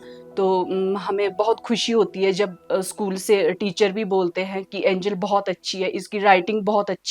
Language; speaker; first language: Hindi; native; Hindi